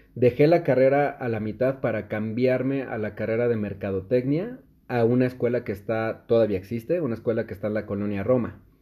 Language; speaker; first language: Spanish; native; Spanish